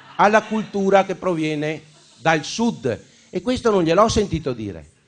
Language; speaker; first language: Italian; native; Italian